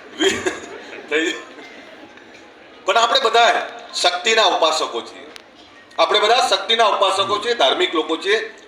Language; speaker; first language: Gujarati; native; Gujarati